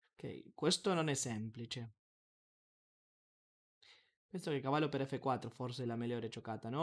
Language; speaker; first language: Italian; non-native, learner; Spanish